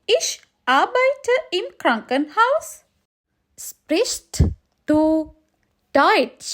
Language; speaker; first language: German; non-native, learner; Sinhala